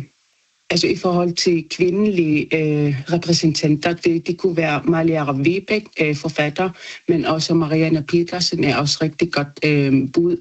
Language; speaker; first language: Danish; non-native, local second language; Kalaallisut